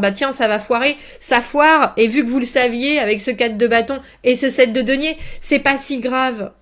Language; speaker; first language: French; native; French